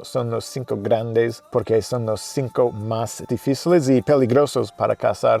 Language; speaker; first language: Spanish; non-native, fluent; English